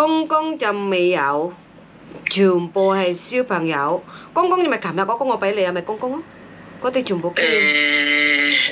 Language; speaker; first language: Cantonese; non-native, fluent; Indonesian